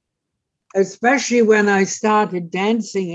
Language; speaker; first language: English; native; English